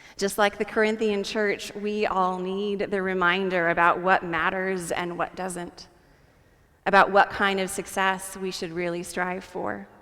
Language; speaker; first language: English; native; English